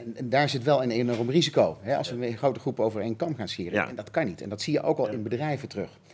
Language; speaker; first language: Dutch; native; Dutch